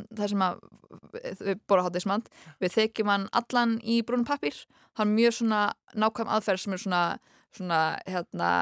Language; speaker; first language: Icelandic; early bilingual, other home language; English